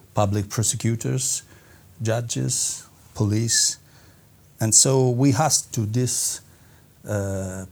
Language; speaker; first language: English; non-native, fluent; Italian